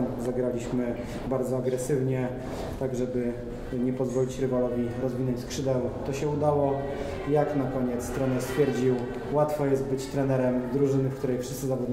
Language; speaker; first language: Polish; native; Polish